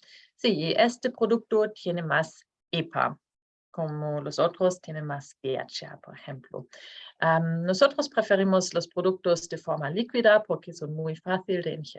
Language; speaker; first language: Spanish; non-native, fluent; Norwegian